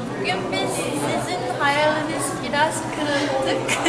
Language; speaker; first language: Turkish; non-native, learner; Korean